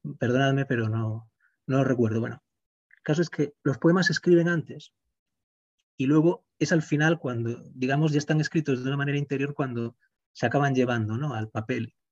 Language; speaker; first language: Spanish; native; Spanish